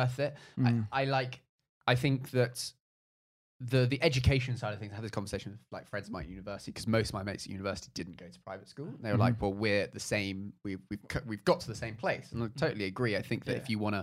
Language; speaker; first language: English; native; English